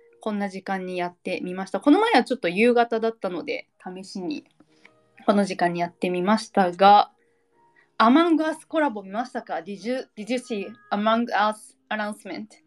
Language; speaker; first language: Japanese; native; Japanese